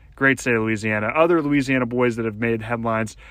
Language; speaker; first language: English; native; English